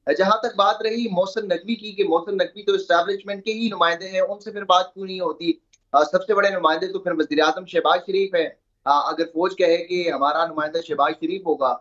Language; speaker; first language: Urdu; native; Urdu